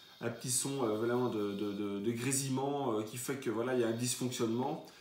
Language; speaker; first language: French; native; French